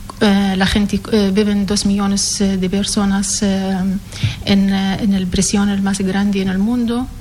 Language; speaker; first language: Spanish; non-native, learner; Arabic